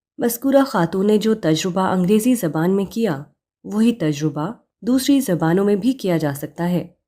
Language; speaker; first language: Urdu; native; Urdu